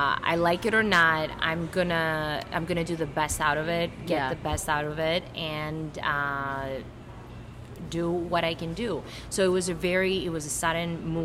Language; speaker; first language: English; non-native, fluent; Greek